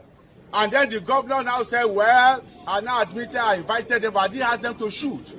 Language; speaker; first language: English; non-native, local second language; Yoruba